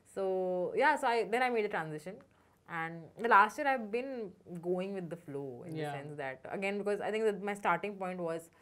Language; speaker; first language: English; non-native, local second language; Hindi